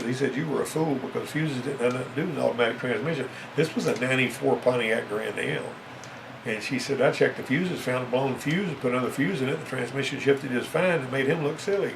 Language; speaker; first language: English; native; English